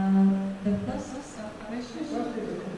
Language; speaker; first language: English; non-native, learner; Vietnamese